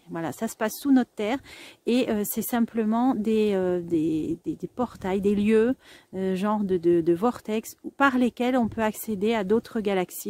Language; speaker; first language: French; native; French